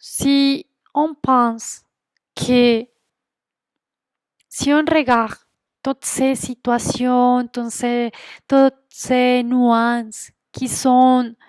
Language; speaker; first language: French; non-native, fluent; Spanish